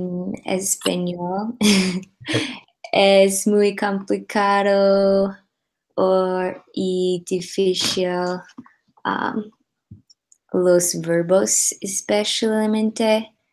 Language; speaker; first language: Spanish; non-native, learner; English